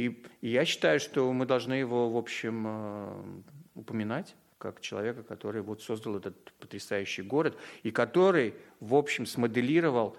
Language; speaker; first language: Russian; native; Russian